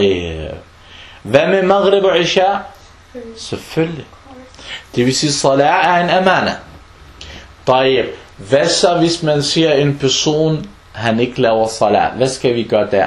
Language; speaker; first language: Danish; early bilingual, other home language; Arabic